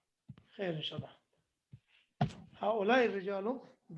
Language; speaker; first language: Arabic; non-native, fluent; English